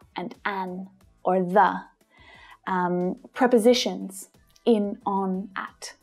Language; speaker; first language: English; native; English